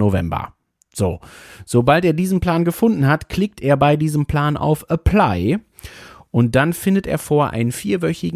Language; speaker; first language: German; native; German